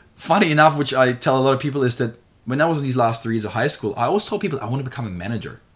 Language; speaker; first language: English; non-native, fluent; German